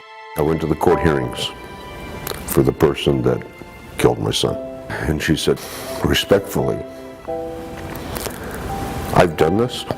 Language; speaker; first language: English; native; English